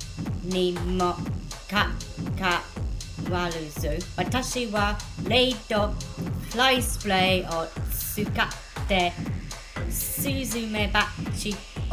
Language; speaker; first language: Japanese; non-native, learner; English